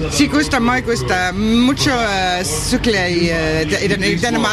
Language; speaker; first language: Spanish; non-native, learner; Danish